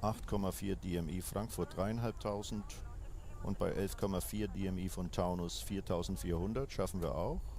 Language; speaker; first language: German; native; German